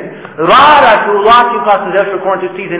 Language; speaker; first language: Hungarian; non-native, fluent; English